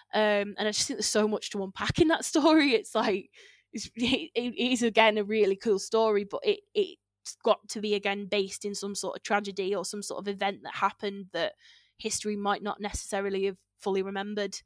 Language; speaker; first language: English; native; English